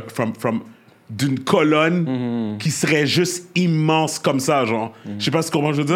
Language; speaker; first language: French; native; French